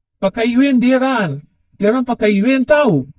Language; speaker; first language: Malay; non-native, learner; Rohingya